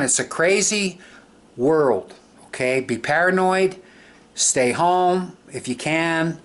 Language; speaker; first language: English; native; English